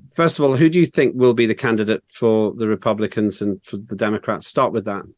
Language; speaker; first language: English; native; English